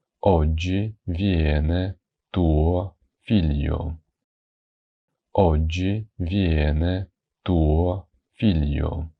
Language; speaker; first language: Italian; non-native, fluent; Ukrainian